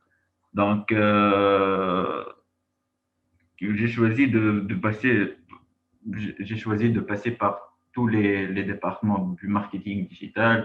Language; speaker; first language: French; non-native, local second language; Arabic